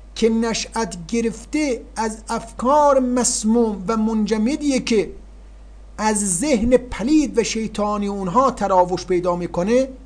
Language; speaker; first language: Persian; native; Persian